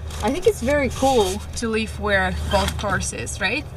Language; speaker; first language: English; non-native, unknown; Russian